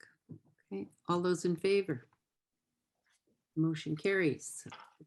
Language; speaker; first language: English; native; English